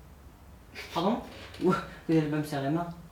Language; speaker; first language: French; native; French